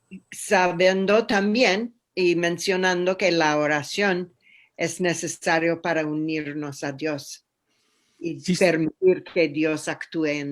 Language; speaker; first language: Spanish; non-native, fluent; English